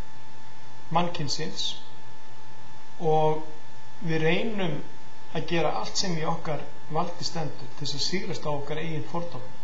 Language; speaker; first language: Icelandic; native; Icelandic